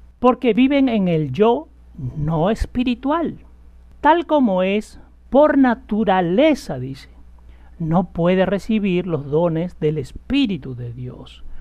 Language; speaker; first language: Spanish; native; Spanish